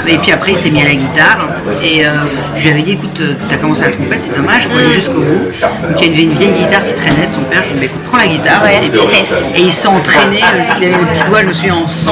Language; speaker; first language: French; native; French